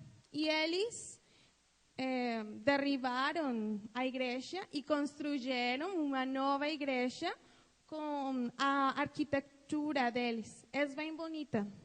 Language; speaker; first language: Portuguese; non-native, fluent; Spanish